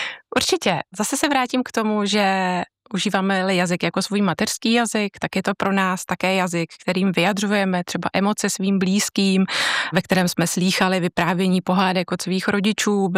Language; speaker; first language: Czech; native; Czech